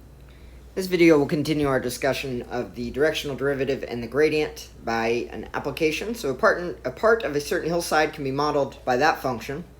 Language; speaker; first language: English; native; English